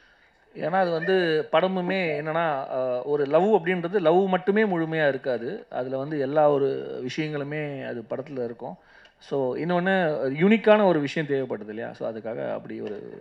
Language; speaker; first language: Tamil; native; Tamil